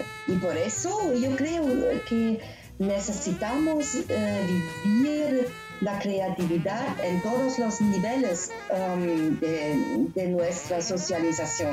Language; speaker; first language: Spanish; non-native, learner; German